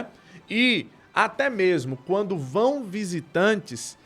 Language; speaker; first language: Portuguese; native; Portuguese